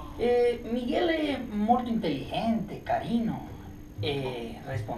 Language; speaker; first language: Italian; non-native, learner; English